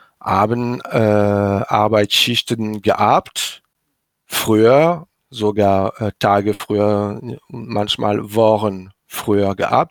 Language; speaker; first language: German; non-native, learner; French